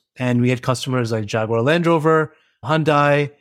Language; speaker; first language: English; early bilingual, other home language; Hindi